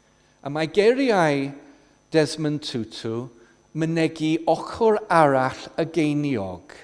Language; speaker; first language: Welsh; non-native, fluent; English